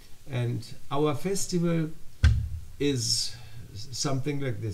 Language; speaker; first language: English; non-native, fluent; German